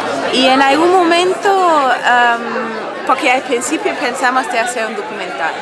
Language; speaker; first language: Spanish; non-native, fluent; German